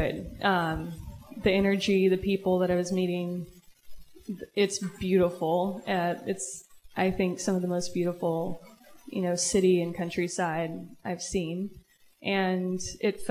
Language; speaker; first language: English; native; English